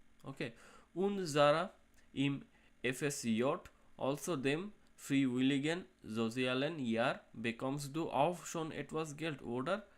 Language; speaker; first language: German; non-native, fluent; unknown